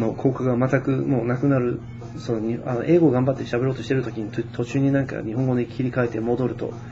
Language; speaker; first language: Japanese; non-native, fluent; English